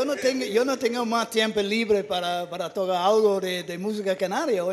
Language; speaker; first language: Spanish; non-native, learner; English